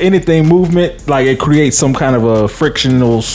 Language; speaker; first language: English; native; English